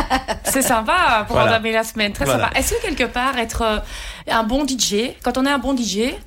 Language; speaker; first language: French; native; French